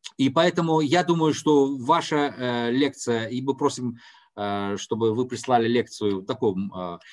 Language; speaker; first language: Russian; non-native, local second language; Tajik